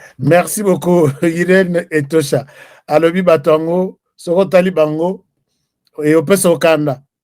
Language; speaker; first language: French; non-native, local second language; Lingala